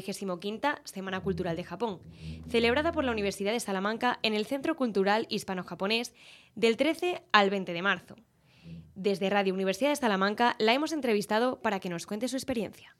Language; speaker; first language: Spanish; native; Spanish